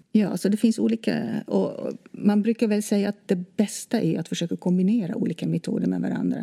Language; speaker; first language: Swedish; non-native, fluent; Dutch